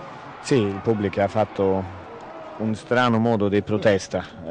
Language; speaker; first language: Italian; non-native, fluent; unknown